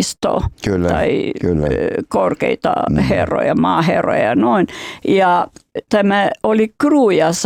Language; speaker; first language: Finnish; non-native, fluent; Albanian